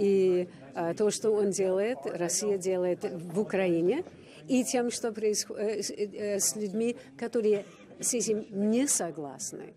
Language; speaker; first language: Russian; non-native, fluent; English